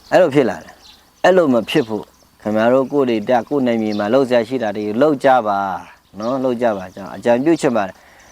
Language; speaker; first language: Burmese; non-native, local second language; Pa'o Karen